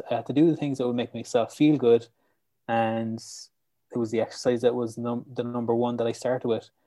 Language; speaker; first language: English; native; English